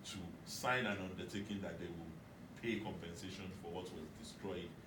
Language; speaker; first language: English; non-native, local second language; Yoruba